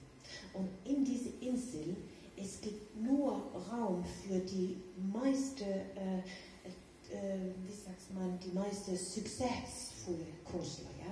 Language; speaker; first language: German; non-native, learner; Danish